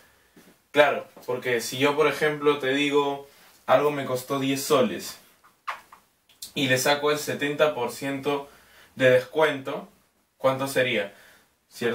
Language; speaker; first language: Spanish; native; Spanish